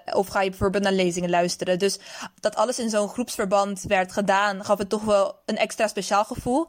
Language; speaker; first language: Dutch; early bilingual, other home language; Persian